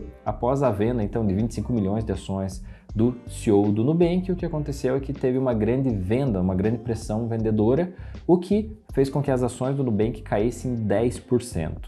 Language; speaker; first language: Portuguese; native; Portuguese